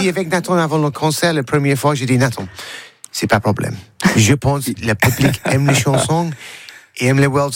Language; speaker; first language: French; non-native, learner; English